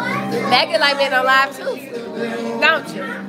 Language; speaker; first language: English; native; English